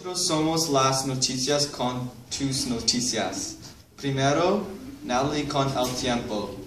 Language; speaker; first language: Spanish; non-native, learner; English